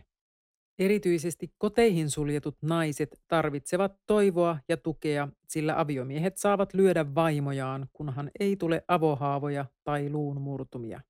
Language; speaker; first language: Finnish; native; Finnish